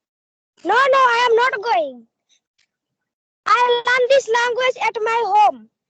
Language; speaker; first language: English; non-native, learner; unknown